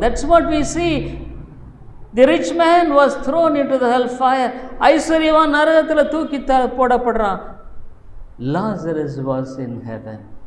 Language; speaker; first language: English; non-native, local second language; Tamil